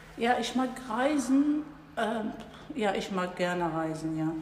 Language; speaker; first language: German; non-native, learner; Arabic